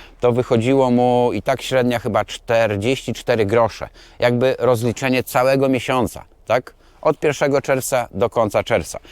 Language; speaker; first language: Polish; native; Polish